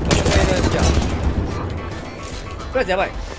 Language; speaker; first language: Japanese; native; Japanese